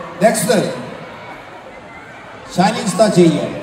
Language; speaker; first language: English; non-native, learner; Korean